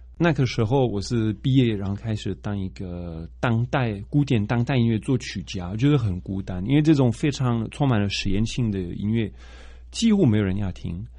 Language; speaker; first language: Chinese; non-native, fluent; French